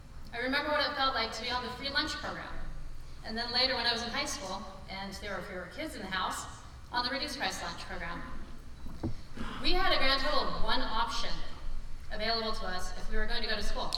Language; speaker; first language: English; native; English